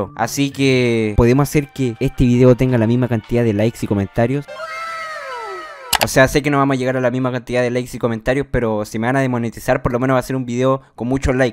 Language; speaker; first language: Spanish; native; Spanish